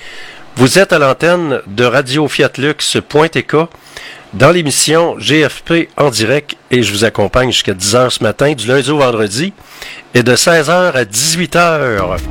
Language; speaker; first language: French; native; French